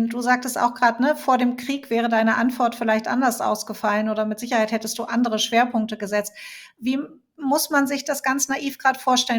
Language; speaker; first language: German; native; German